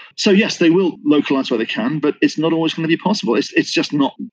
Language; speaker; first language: English; native; English